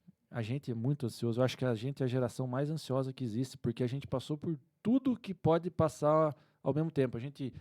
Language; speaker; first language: Portuguese; native; Portuguese